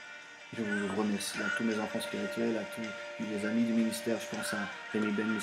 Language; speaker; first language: French; native; French